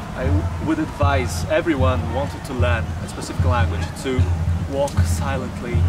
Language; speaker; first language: English; non-native, fluent; Portuguese